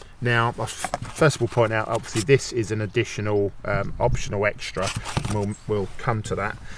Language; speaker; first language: English; native; English